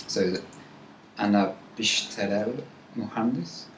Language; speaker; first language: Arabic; non-native, learner; English